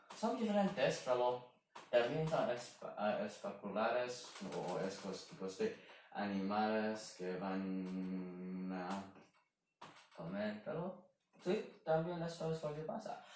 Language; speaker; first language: Spanish; non-native, learner; Chinese